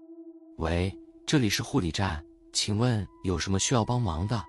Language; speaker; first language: Chinese; native; Chinese